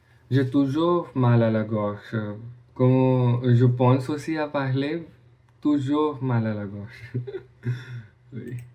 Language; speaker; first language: French; non-native, learner; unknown